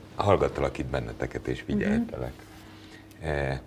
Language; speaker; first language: Hungarian; native; Hungarian